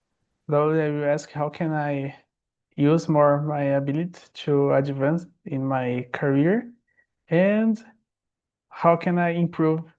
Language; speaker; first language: English; non-native, learner; Portuguese